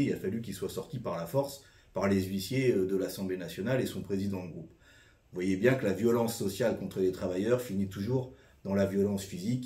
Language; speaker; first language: French; native; French